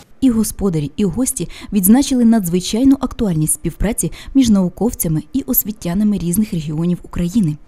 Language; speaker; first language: Ukrainian; native; Ukrainian